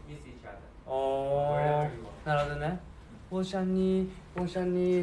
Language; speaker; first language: Chinese; non-native, learner; Japanese